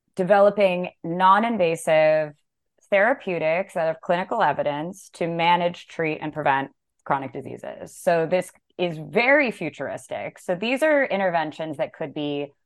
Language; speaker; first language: English; native; English